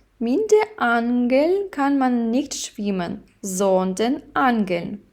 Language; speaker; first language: German; non-native, fluent; Ukrainian